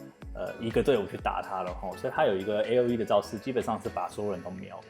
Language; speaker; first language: Chinese; native; Chinese